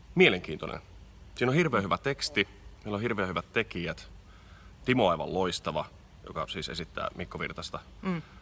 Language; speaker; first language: Finnish; native; Finnish